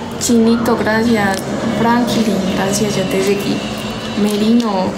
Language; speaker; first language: Spanish; early bilingual, heritage; Spanish